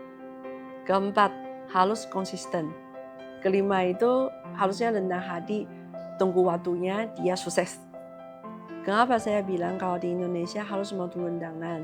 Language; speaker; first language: Indonesian; non-native, learner; Chinese